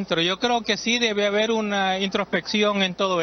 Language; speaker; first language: Spanish; native; Spanish